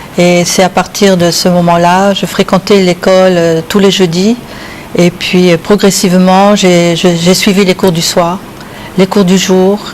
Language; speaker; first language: French; native; French